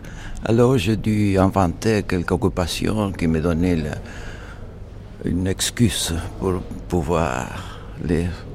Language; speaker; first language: French; non-native, fluent; Spanish